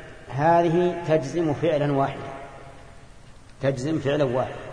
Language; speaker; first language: Arabic; native; Arabic